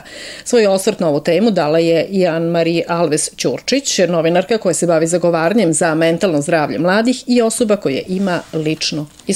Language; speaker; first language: Serbian; native; Serbian